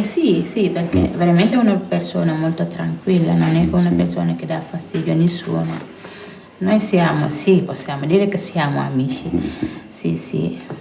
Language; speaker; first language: Italian; non-native, learner; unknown